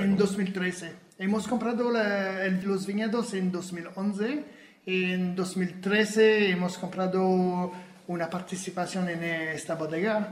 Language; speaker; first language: Spanish; non-native, fluent; French